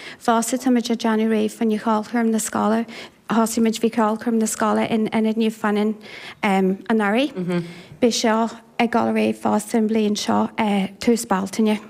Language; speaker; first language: Irish; native; Irish